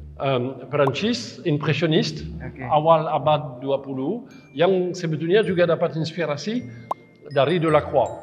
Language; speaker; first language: Indonesian; non-native, fluent; French